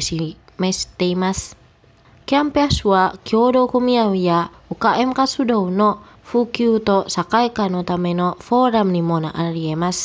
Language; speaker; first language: Japanese; non-native, fluent; Indonesian